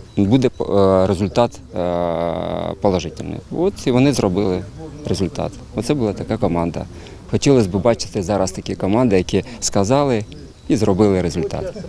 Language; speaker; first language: Ukrainian; native; Ukrainian